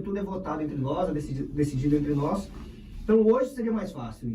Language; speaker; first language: Portuguese; native; Portuguese